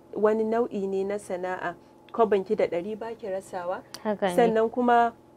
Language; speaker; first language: Hausa; native; Hausa